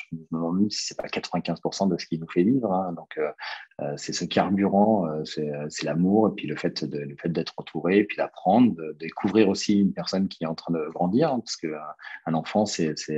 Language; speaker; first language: French; native; French